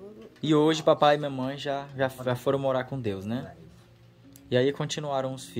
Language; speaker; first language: Portuguese; native; Portuguese